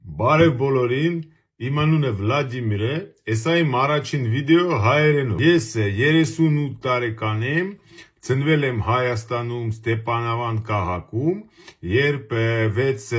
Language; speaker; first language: Armenian; early bilingual, heritage; Armenian